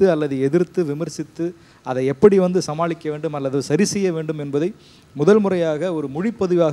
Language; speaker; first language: Tamil; native; Tamil